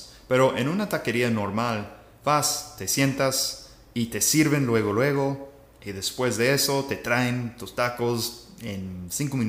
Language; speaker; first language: Spanish; non-native, fluent; English